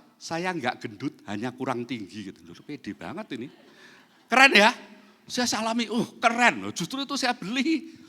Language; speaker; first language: Indonesian; non-native, local second language; Javanese